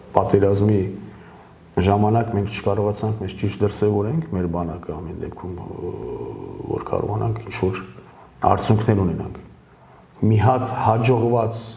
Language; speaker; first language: Armenian; early bilingual, heritage; Armenian